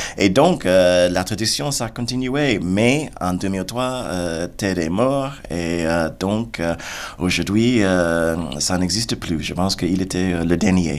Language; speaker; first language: French; non-native, fluent; English